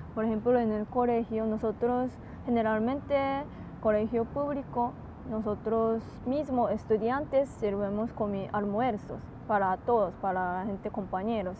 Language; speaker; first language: Spanish; non-native, learner; Japanese